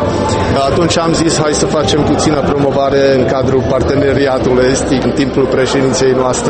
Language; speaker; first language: Romanian; non-native, fluent; Czech